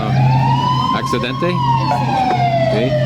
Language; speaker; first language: Spanish; non-native, learner; English